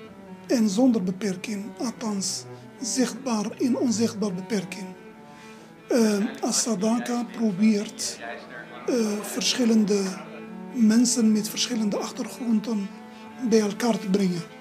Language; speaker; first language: Dutch; non-native, fluent; Arabic